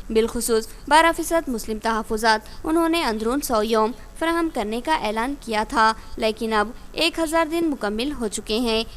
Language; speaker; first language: Urdu; native; Urdu